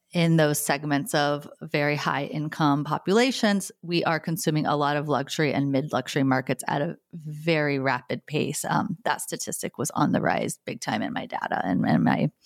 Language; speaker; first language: English; native; English